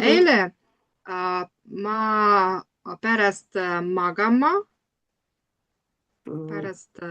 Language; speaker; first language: Estonian; non-native, learner; Russian